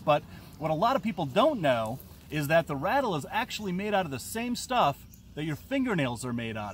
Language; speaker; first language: English; native; English